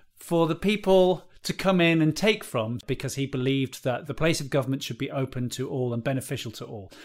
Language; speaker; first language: English; native; English